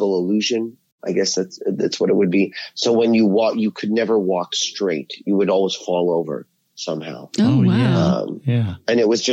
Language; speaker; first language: English; native; English